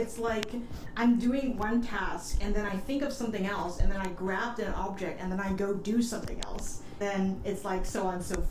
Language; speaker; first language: English; native; English